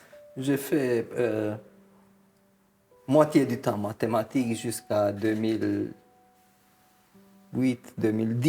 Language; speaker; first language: French; non-native, fluent; Romanian